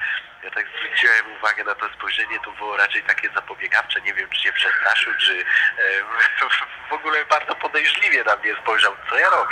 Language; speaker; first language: Polish; native; Polish